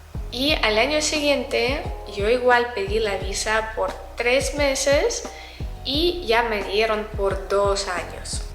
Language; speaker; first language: Spanish; non-native, fluent; Russian